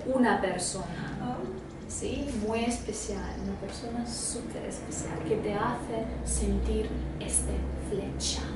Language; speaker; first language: Spanish; non-native, fluent; Russian